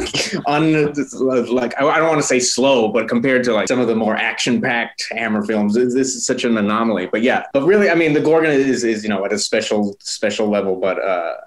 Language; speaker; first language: English; native; English